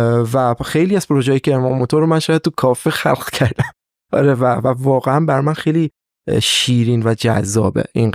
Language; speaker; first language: Persian; native; Persian